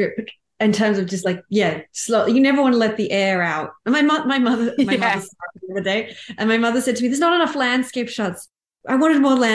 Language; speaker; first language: English; native; English